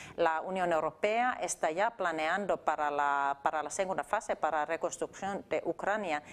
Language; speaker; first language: Spanish; non-native, fluent; Finnish